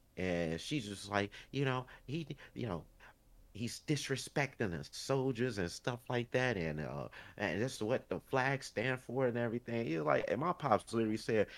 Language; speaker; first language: English; early bilingual, other home language; Haitian Creole